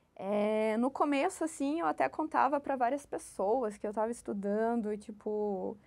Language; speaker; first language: Portuguese; native; Portuguese